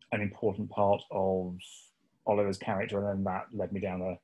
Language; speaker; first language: English; native; English